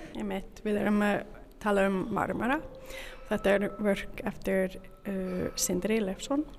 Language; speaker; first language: Icelandic; non-native, learner; English